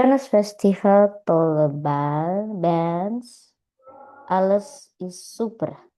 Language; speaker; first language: German; non-native, learner; Indonesian